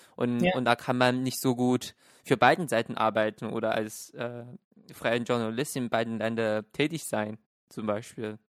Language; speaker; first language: German; non-native, fluent; Chinese